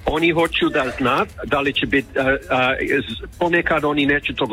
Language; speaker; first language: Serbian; early bilingual, heritage; Croatian